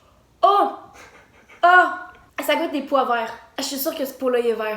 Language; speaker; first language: French; native; French